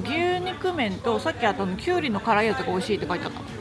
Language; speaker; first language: Japanese; native; Japanese